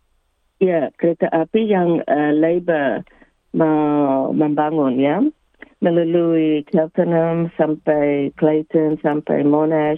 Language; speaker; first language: Indonesian; early bilingual, heritage; English